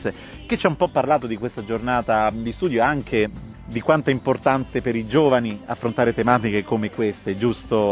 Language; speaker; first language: Italian; native; Italian